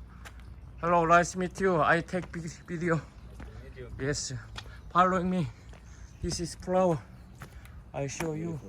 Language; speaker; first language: English; non-native, learner; Korean